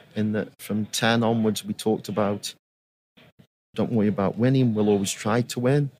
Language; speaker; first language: English; native; English